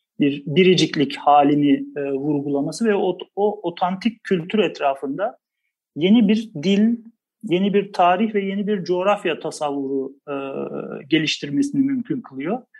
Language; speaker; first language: Turkish; native; Turkish